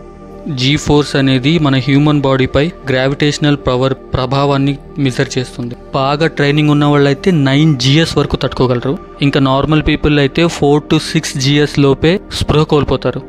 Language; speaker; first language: Telugu; native; Telugu